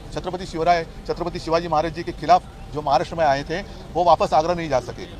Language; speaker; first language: Hindi; non-native, local second language; Marathi